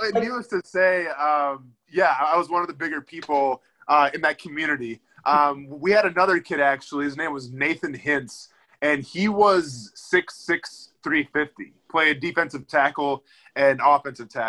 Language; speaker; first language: English; native; English